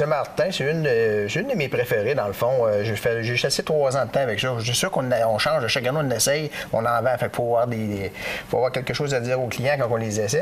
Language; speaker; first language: French; native; French